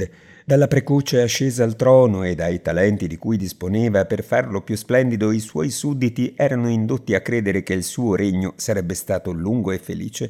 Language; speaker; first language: Italian; native; Italian